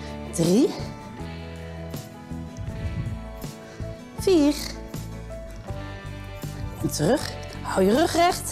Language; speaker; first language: Dutch; native; Dutch